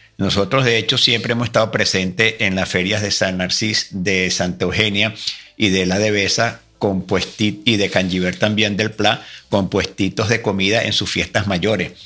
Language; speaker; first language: Spanish; native; Spanish